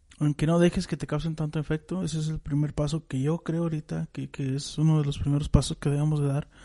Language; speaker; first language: Spanish; native; Spanish